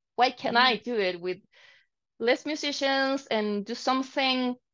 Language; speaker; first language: English; non-native, fluent; Spanish